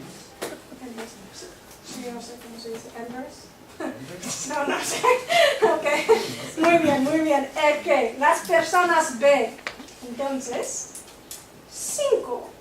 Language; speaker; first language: Spanish; non-native, fluent; English